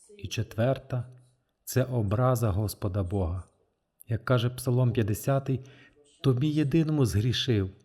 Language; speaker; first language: Ukrainian; non-native, fluent; French